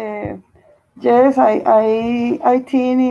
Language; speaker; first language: English; non-native, learner; Spanish